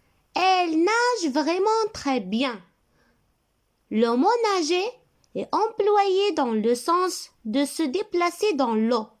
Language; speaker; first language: French; non-native, local second language; Arabic